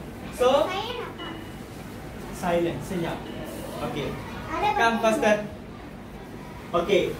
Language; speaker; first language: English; non-native, local second language; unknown